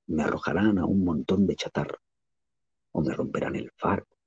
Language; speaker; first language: Spanish; non-native, local second language; Catalan